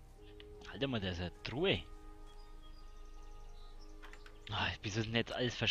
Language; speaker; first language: German; native; German